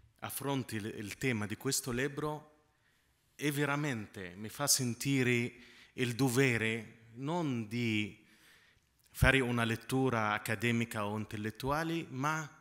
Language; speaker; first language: Italian; non-native, fluent; Arabic